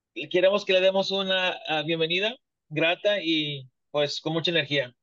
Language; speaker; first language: Spanish; native; Spanish